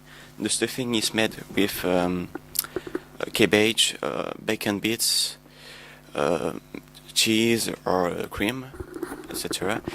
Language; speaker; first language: English; non-native, learner; French